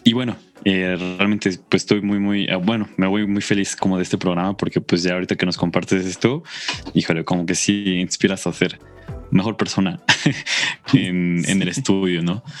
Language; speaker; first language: Spanish; native; Spanish